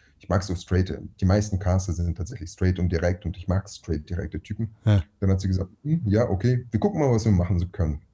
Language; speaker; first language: German; early bilingual, other home language; Russian